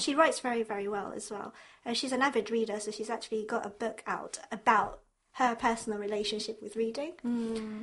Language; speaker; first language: English; early bilingual, other home language; Japanese